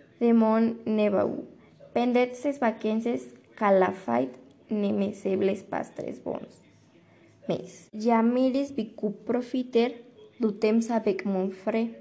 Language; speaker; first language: French; non-native, learner; Spanish